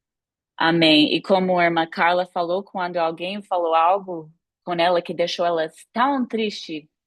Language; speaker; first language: Portuguese; non-native, fluent; English